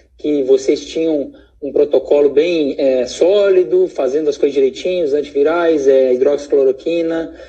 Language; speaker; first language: Portuguese; native; Portuguese